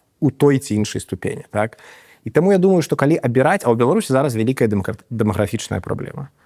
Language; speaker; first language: Belarusian; non-native, local second language; Russian